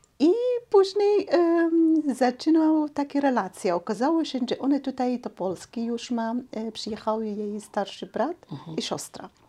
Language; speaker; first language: Polish; non-native, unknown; Arabic